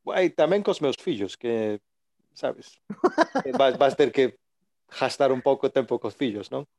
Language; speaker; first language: Galician; early bilingual, heritage; Galician